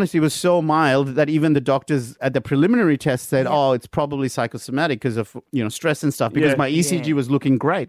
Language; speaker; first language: English; non-native, local second language; Sinhala